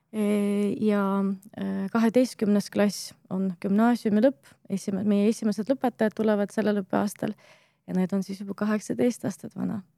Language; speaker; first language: Estonian; non-native, local second language; Russian